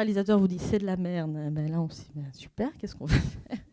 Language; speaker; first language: French; native; French